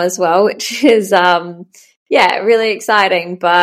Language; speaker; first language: English; native; English